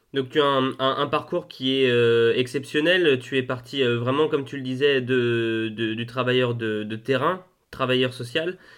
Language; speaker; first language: French; native; French